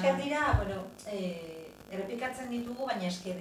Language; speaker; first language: Basque; non-native, local second language; Spanish